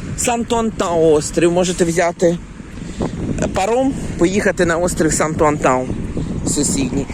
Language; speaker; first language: Ukrainian; native; Ukrainian